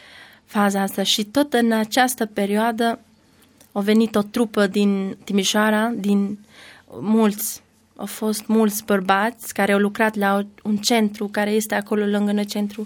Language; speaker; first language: Romanian; non-native, learner; Albanian